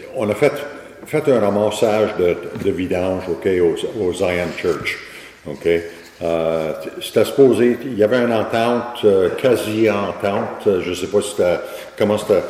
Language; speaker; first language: French; native; French